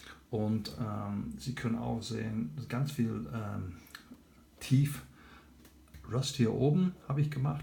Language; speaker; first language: German; non-native, learner; English